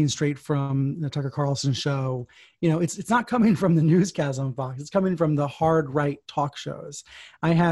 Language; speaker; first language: English; native; English